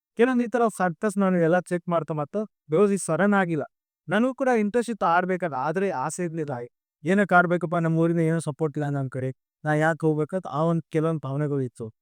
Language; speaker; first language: Kannada; non-native, local second language; Lambadi